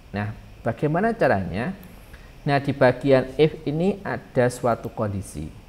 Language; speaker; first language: Indonesian; native; Indonesian